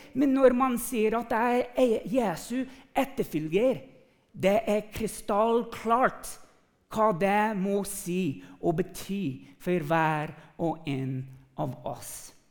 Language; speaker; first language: Norwegian; non-native, fluent; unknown